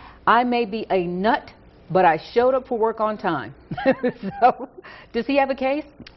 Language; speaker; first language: English; native; English